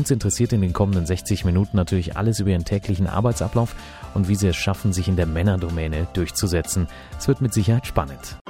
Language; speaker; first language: German; native; German